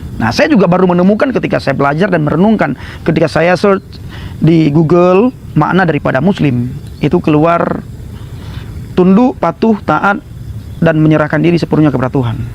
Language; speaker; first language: Indonesian; non-native, local second language; Achinese